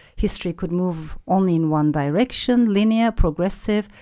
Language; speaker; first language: English; non-native, fluent; Turkish